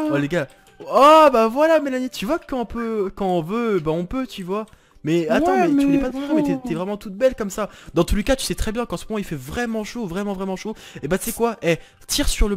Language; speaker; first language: French; native; French